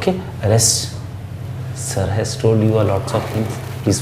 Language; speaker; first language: English; non-native, local second language; Hindi